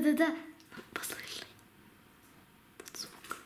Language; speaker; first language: Russian; non-native, local second language; Lithuanian